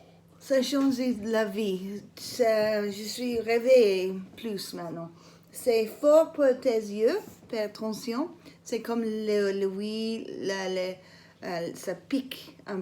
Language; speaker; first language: French; non-native, learner; English